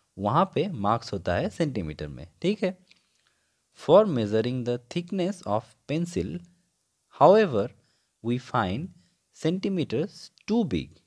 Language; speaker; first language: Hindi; non-native, local second language; Bangla